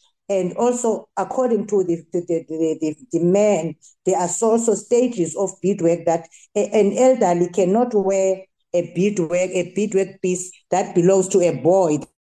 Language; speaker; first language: English; non-native, local second language; Xhosa